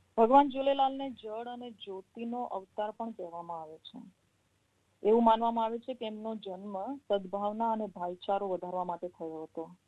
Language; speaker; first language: Gujarati; non-native, local second language; Sindhi